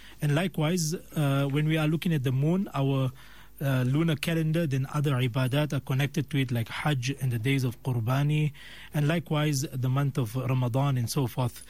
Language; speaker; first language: English; native; English